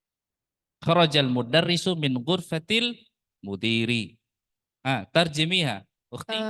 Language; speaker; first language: Arabic; non-native, fluent; Indonesian